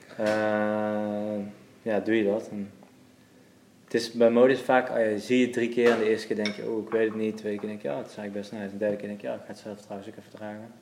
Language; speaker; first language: Dutch; native; Dutch